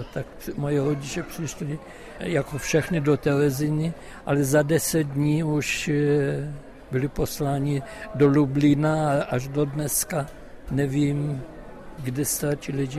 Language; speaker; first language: Czech; non-native, local second language; German